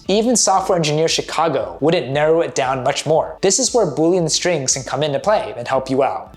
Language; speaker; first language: English; native; English